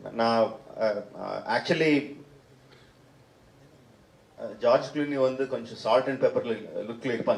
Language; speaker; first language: Tamil; non-native, fluent; Telugu